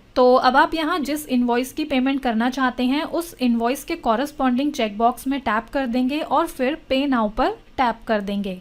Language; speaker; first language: Hindi; native; Hindi